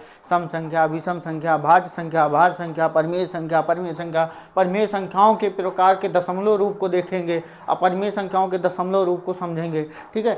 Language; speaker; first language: Hindi; native; Hindi